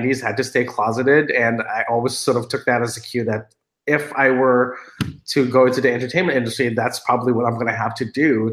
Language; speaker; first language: English; non-native, local second language; Filipino